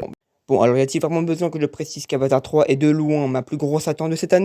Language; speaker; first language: French; native; French